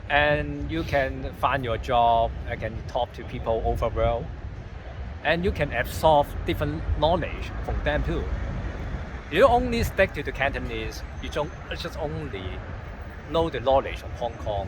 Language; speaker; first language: English; non-native, learner; Cantonese